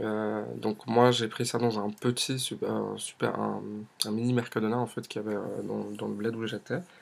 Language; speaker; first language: French; native; French